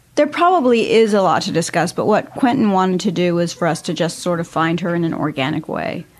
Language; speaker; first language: English; native; English